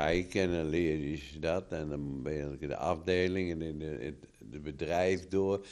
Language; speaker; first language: Dutch; native; Dutch